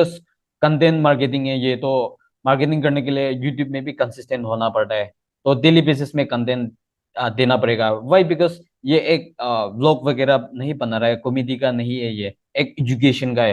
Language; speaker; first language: Hindi; non-native, local second language; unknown